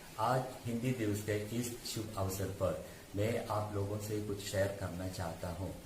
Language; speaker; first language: Hindi; non-native, local second language; Malayalam